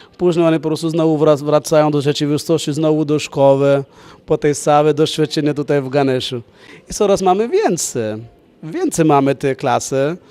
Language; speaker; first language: Polish; non-native, fluent; Punjabi